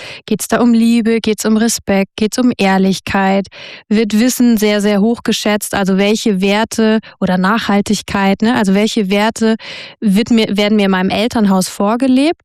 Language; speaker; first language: German; native; German